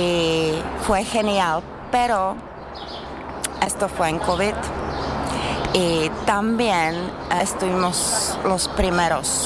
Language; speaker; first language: Spanish; non-native, fluent; Czech